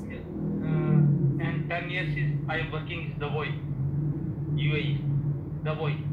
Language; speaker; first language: English; non-native, learner; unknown